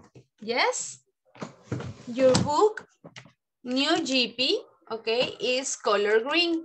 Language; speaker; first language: English; non-native, learner; Spanish